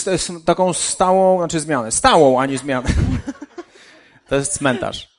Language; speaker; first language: Polish; native; Polish